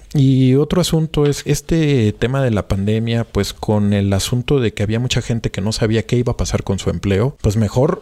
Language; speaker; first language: Spanish; native; Spanish